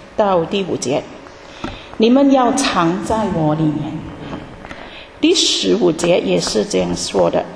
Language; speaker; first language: Chinese; non-native, local second language; Cantonese